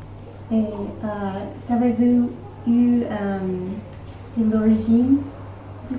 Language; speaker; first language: French; non-native, learner; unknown